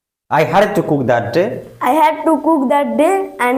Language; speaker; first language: English; non-native, fluent; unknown